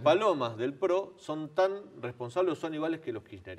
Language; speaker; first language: Spanish; native; Spanish